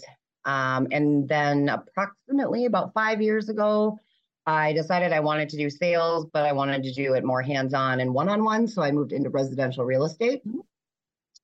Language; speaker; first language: English; native; English